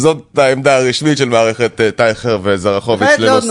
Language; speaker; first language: Hebrew; native; Hebrew